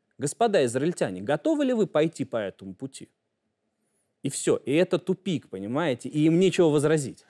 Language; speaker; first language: Russian; native; Russian